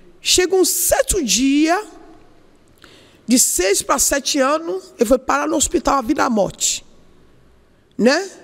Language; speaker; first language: Portuguese; non-native, learner; Yoruba